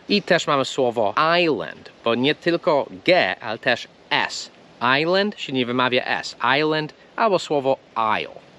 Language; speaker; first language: Polish; non-native, fluent; English